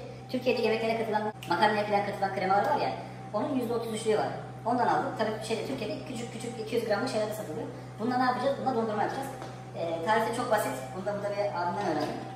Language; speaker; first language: Turkish; native; Turkish